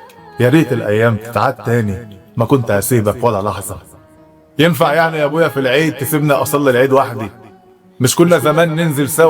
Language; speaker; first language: Arabic; native; Arabic